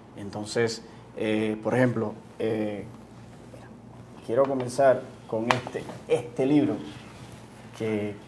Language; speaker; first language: Spanish; native; Spanish